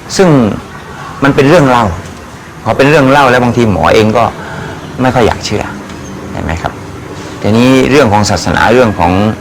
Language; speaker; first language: Thai; native; Thai